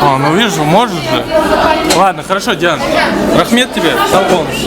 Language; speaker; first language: Russian; native; Russian